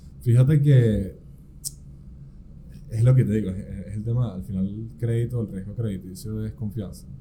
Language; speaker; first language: Spanish; native; Spanish